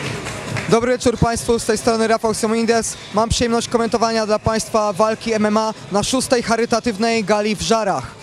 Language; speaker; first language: Polish; native; Polish